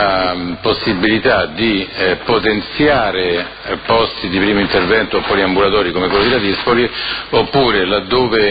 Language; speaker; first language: Italian; native; Italian